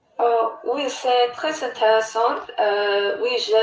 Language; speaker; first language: French; non-native, learner; English